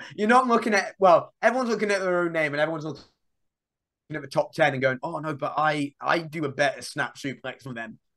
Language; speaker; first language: English; native; English